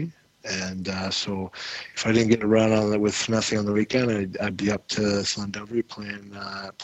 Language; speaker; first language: English; native; English